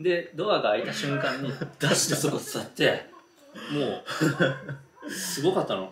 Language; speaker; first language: Japanese; native; Japanese